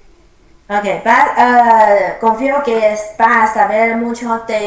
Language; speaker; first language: Spanish; non-native, learner; Chinese